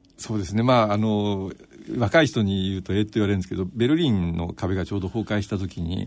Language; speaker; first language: Japanese; native; Japanese